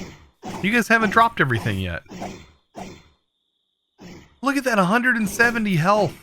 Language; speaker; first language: English; native; English